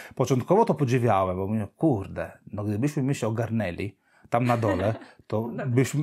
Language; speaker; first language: Polish; non-native, fluent; Italian